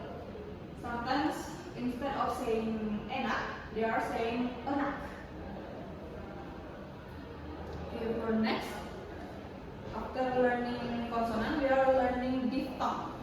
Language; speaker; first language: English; non-native, learner; Indonesian